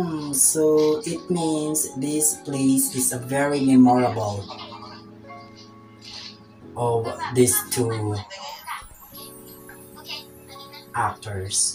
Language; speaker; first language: English; non-native, local second language; Filipino